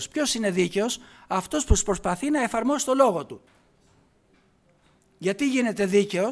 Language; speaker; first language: Greek; native; Greek